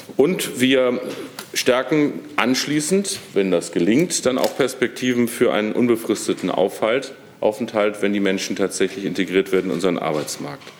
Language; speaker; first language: German; native; German